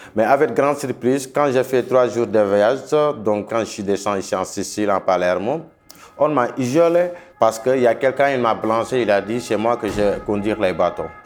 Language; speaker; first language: French; non-native, local second language; Wolof